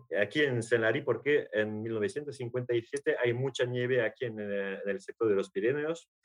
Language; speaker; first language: Spanish; non-native, learner; French